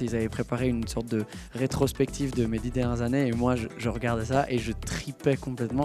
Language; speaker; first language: French; native; French